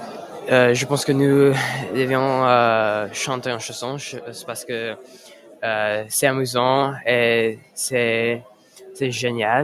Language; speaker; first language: French; non-native, learner; English